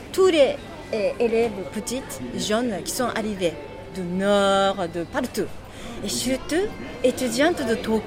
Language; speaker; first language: French; non-native, learner; Japanese